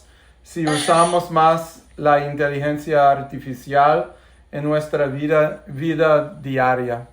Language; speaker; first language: Spanish; non-native, fluent; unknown